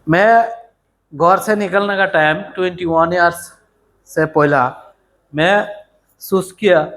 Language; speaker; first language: Hindi; non-native, learner; Bangla